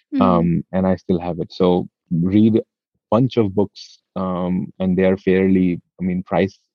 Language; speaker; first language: English; non-native, local second language; Hindi